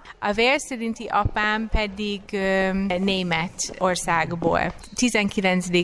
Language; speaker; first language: Hungarian; non-native, fluent; English